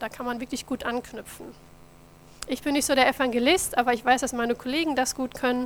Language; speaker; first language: German; native; German